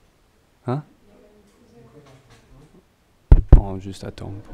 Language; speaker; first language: French; non-native, learner; English